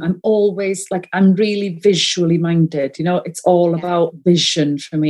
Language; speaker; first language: English; non-native, local second language; Welsh